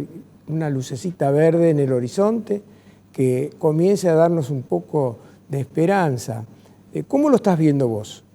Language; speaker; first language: Spanish; native; Spanish